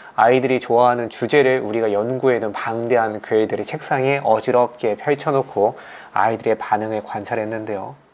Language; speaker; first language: Korean; native; Korean